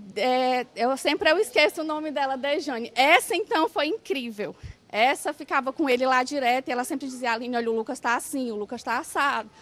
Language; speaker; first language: Portuguese; native; Portuguese